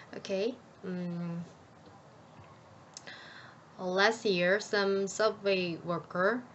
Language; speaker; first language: English; non-native, learner; Korean